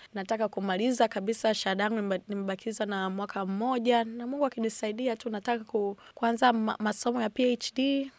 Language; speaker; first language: Swahili; native; Swahili